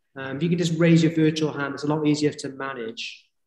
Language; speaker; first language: English; native; English